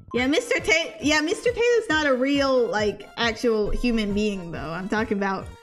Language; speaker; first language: English; native; English